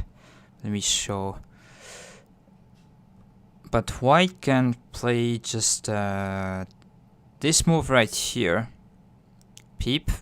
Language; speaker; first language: English; non-native, fluent; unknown